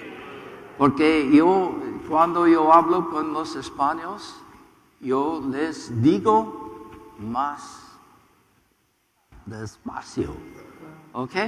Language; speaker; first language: Spanish; non-native, learner; English